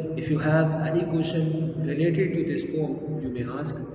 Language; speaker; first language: English; non-native, local second language; Urdu